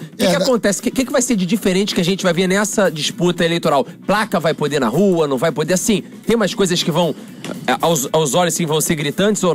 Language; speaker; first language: Portuguese; native; Portuguese